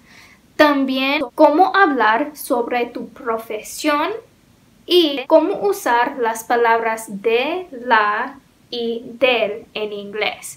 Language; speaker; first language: Spanish; non-native, learner; English